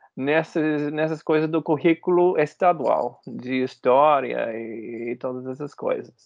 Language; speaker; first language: Portuguese; non-native, fluent; English